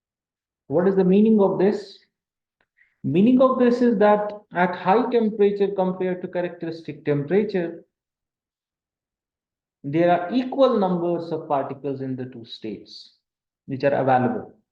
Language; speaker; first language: English; non-native, local second language; Kashmiri